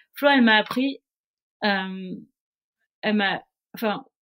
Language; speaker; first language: French; native; French